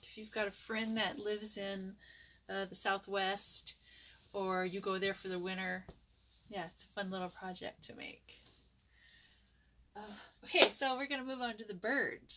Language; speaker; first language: English; native; English